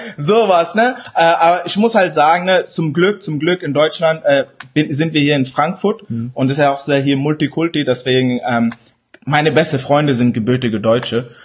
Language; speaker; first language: German; early bilingual, other home language; Urdu